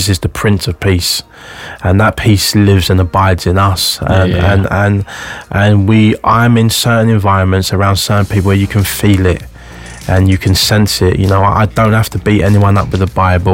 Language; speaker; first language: English; native; English